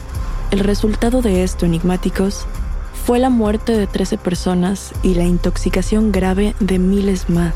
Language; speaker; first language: Spanish; native; Spanish